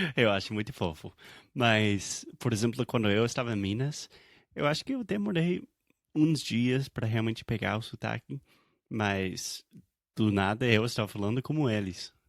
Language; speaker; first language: Portuguese; non-native, fluent; English